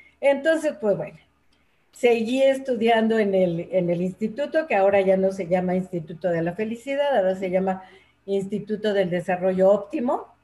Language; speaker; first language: Spanish; native; Spanish